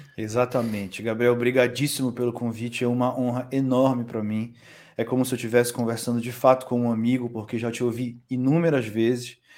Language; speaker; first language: Portuguese; native; Portuguese